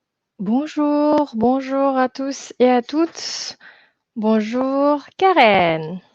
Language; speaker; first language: French; non-native, fluent; Filipino